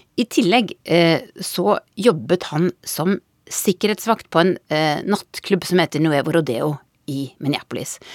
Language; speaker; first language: Norwegian; native; Norwegian